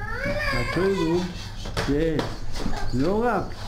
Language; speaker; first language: Hebrew; non-native, fluent; English